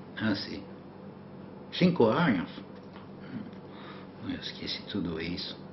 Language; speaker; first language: Portuguese; non-native, learner; French